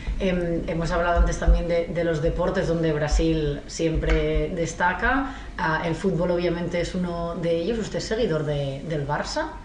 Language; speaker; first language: Spanish; non-native, local second language; Catalan